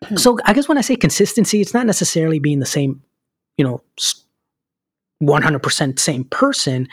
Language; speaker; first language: English; early bilingual, other home language; Spanish